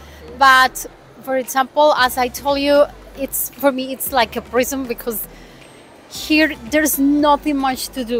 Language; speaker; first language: English; non-native, learner; Spanish